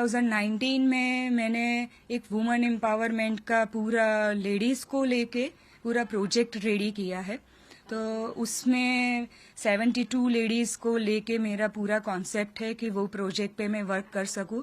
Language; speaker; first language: Hindi; non-native, local second language; Gujarati